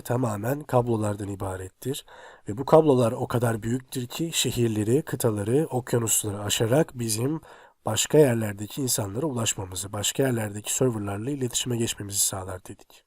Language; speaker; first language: Turkish; native; Turkish